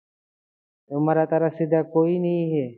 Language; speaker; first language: Hindi; non-native, learner; Bangla